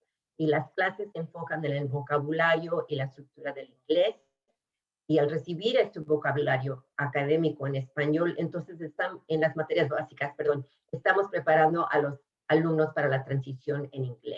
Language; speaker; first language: Spanish; early bilingual, other home language; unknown